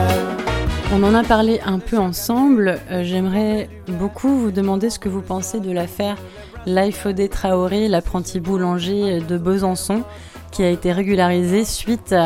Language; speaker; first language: French; native; French